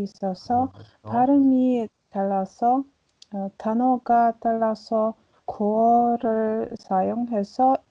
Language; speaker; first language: Korean; non-native, learner; Latvian